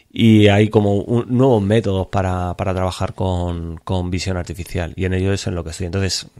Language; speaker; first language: Spanish; native; Spanish